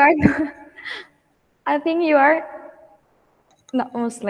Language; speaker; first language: English; non-native, learner; Indonesian